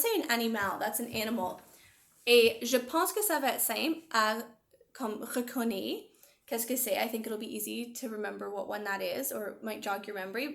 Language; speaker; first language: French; non-native, learner; English